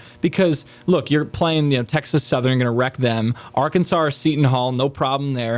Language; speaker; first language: English; native; English